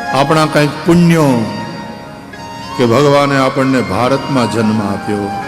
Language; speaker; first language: Gujarati; native; Gujarati